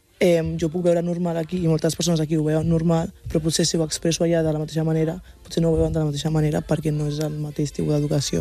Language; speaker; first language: Catalan; early bilingual, other home language; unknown